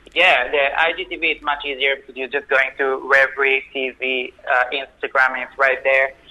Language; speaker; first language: English; non-native, fluent; Hebrew